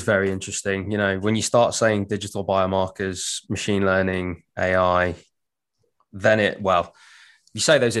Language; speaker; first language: English; native; English